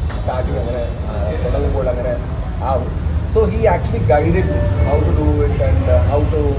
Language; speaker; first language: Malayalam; non-native, local second language; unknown